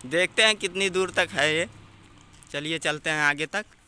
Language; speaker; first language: Hindi; native; Hindi